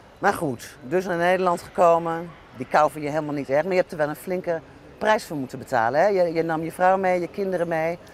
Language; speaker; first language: Dutch; native; Dutch